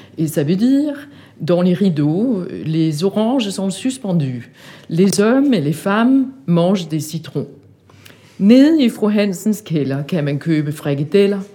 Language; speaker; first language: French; non-native, fluent; Danish